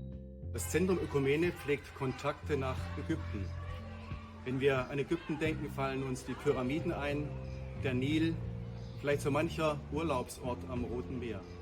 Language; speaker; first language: German; native; German